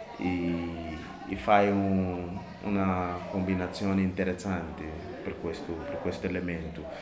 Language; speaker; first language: Italian; non-native, fluent; Portuguese